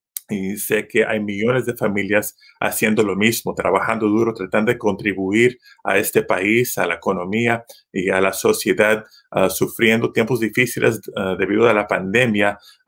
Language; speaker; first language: Spanish; early bilingual, heritage; Spanish